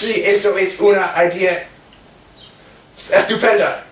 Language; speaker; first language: Spanish; non-native, learner; English